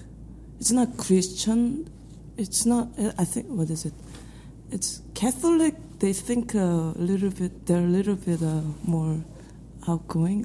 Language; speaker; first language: English; non-native, fluent; Korean